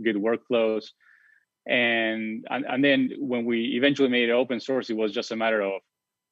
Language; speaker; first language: English; non-native, fluent; Spanish